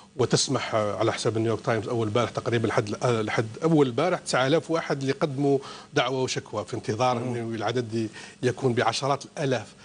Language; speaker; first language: Arabic; native; Arabic